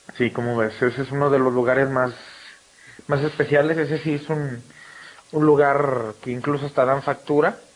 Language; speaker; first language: Spanish; native; Spanish